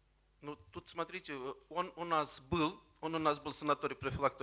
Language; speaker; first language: Russian; native; Russian